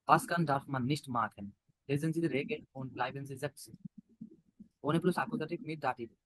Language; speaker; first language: German; non-native, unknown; Bangla